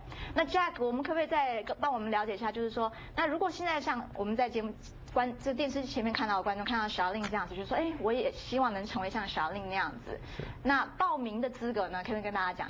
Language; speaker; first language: Chinese; native; Chinese